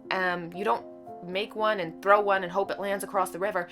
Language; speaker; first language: English; native; English